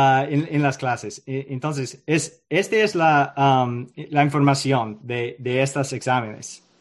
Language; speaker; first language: Spanish; non-native, learner; English